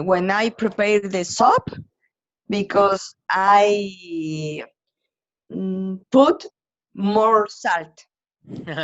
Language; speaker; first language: English; non-native, learner; Spanish